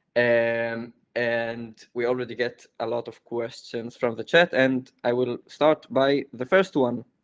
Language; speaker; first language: English; non-native, fluent; Hebrew